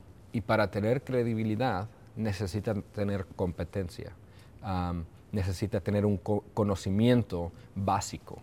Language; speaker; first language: Spanish; early bilingual, heritage; Spanish